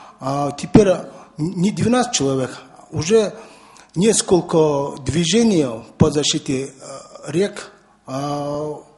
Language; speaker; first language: Russian; non-native, learner; Mongolian